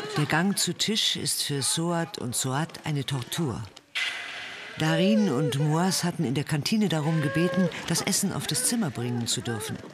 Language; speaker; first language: German; native; German